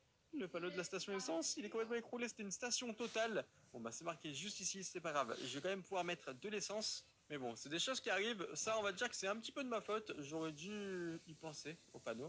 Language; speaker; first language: French; native; French